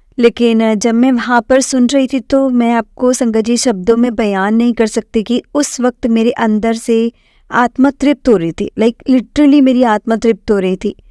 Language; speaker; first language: Hindi; native; Hindi